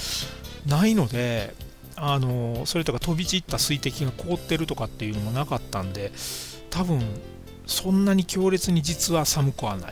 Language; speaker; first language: Japanese; native; Japanese